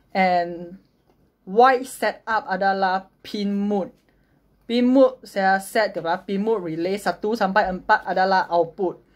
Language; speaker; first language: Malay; non-native, local second language; Chinese